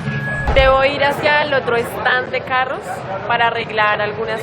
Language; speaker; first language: Spanish; native; Spanish